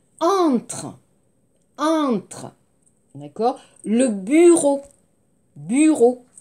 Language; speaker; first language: French; native; French